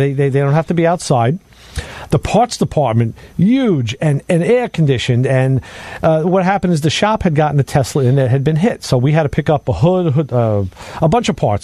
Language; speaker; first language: English; native; English